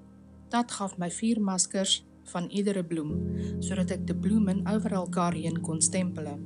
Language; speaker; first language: Dutch; native; Dutch